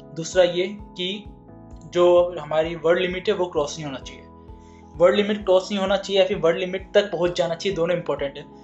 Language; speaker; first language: Hindi; native; Hindi